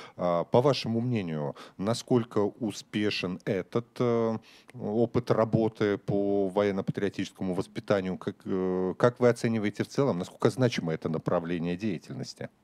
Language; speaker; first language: Russian; native; Russian